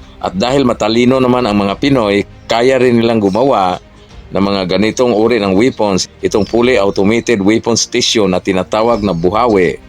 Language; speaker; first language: Filipino; non-native, local second language; Cebuano